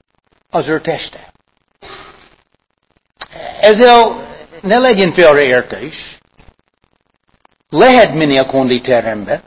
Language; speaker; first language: Hungarian; non-native, fluent; English